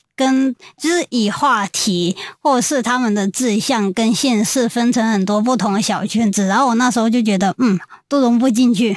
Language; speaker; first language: Chinese; non-native, local second language; Cantonese